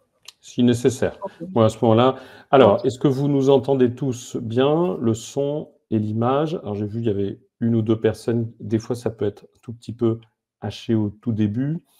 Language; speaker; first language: French; native; French